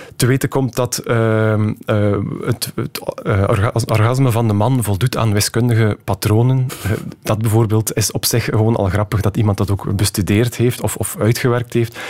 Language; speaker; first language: Dutch; native; Dutch